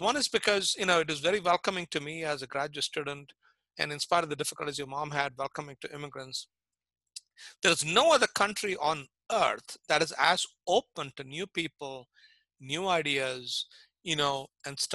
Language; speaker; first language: English; non-native, local second language; Tamil